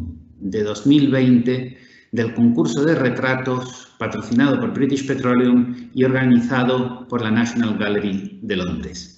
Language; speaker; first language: Spanish; native; Spanish